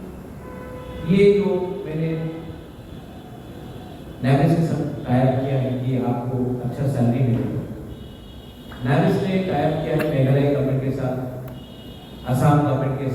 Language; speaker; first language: Hindi; non-native, local second language; Kok Borok